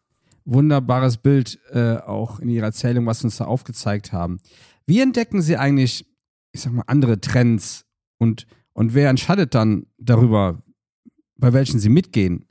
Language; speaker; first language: German; native; German